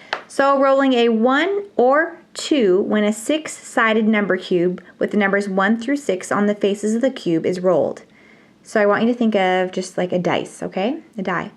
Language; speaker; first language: English; native; English